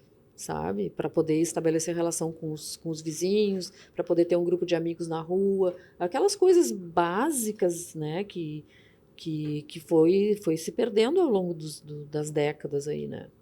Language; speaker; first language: Portuguese; native; Portuguese